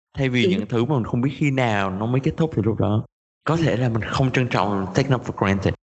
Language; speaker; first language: Vietnamese; native; Vietnamese